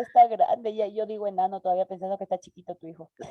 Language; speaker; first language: Spanish; native; Spanish